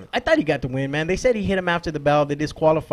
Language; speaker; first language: English; native; English